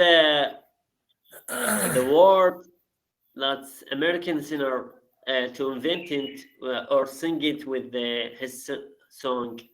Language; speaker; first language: English; non-native, learner; Arabic